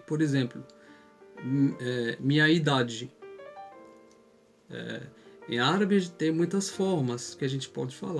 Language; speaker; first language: Portuguese; non-native, fluent; Arabic